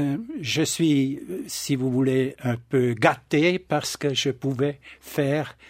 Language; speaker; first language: French; non-native, local second language; German